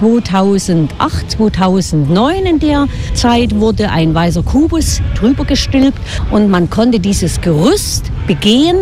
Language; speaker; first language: German; native; German